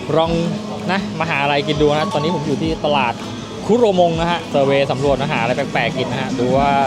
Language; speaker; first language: Thai; native; Thai